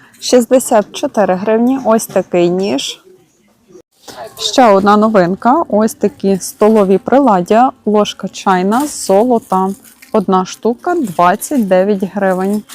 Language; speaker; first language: Ukrainian; native; Ukrainian